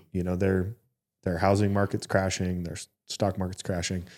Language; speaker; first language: English; early bilingual, other home language; Italian